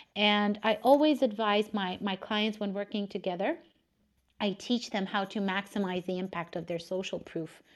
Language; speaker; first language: English; non-native, fluent; Romanian